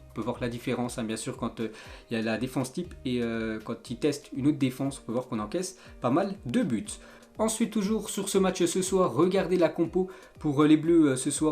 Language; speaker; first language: French; native; French